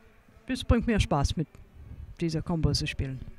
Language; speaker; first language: German; non-native, fluent; English